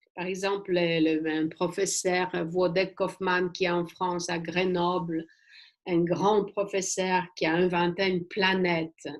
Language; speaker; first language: French; non-native, fluent; Polish